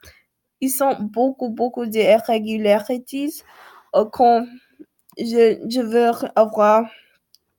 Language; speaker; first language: French; non-native, learner; English